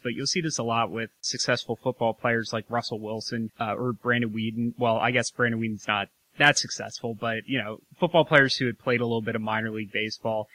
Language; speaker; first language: English; native; English